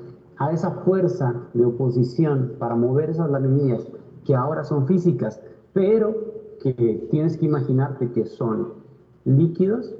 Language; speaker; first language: Spanish; native; Spanish